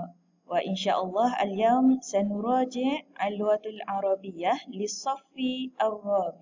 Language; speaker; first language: Arabic; non-native, fluent; Malay